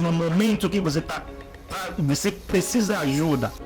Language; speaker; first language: Portuguese; non-native, learner; Igbo